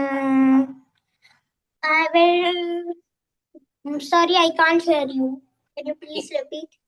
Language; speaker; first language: English; non-native, fluent; Hindi